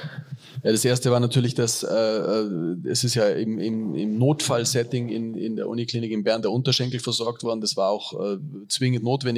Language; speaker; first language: German; native; German